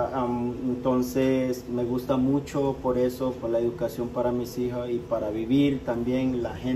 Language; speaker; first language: Spanish; non-native, local second language; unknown